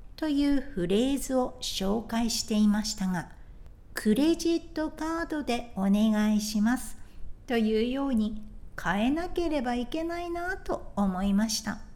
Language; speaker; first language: Japanese; native; Japanese